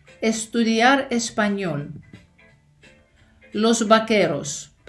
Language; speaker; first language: Spanish; non-native, fluent; Ukrainian